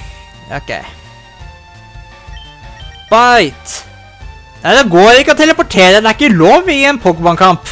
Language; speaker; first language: Norwegian; native; Norwegian